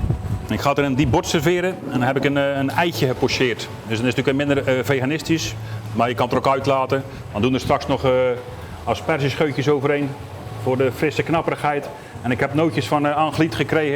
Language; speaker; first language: Dutch; native; Dutch